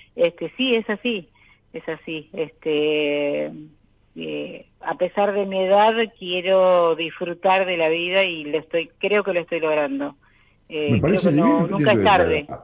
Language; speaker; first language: Spanish; native; Spanish